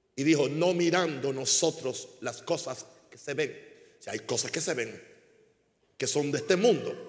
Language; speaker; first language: Spanish; early bilingual, heritage; Spanish